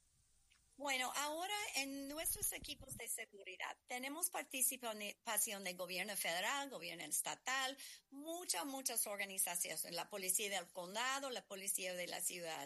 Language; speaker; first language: Spanish; non-native, learner; English